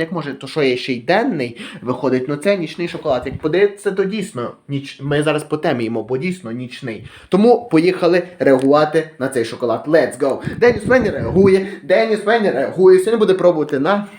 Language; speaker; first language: Ukrainian; native; Ukrainian